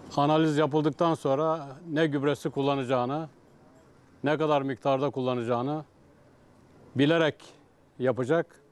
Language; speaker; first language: Turkish; native; Turkish